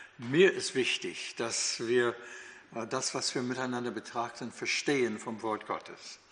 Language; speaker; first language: German; non-native, fluent; English